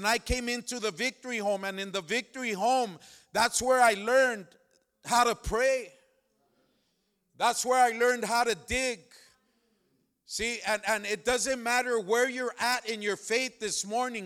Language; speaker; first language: English; early bilingual, other home language; Spanish